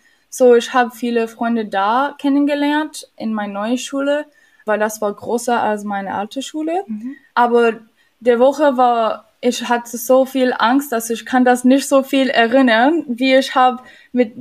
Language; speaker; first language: German; non-native, learner; English